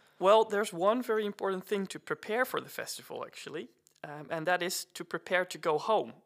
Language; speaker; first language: English; non-native, fluent; Dutch